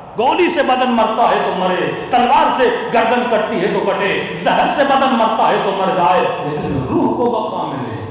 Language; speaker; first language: Urdu; early bilingual, heritage; Urdu